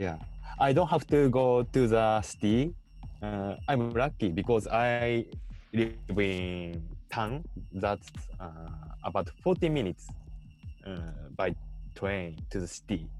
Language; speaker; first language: English; non-native, learner; Japanese